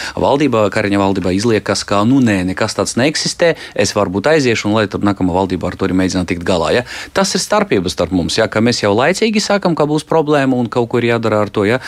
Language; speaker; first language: Latvian; non-native, local second language; Russian